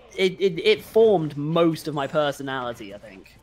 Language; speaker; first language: English; native; English